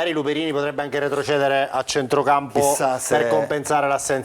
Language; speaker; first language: Italian; native; Italian